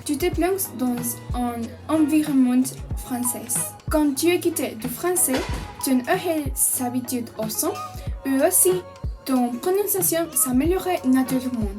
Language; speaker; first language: French; non-native, learner; Spanish